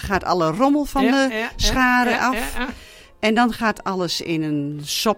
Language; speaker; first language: Dutch; native; Dutch